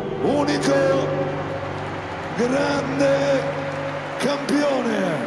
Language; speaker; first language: Italian; native; Italian